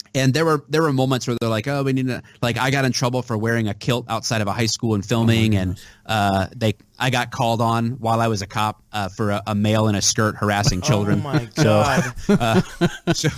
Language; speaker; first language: English; native; English